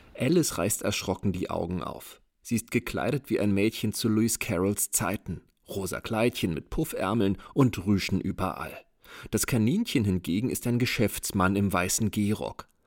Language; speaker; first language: German; native; German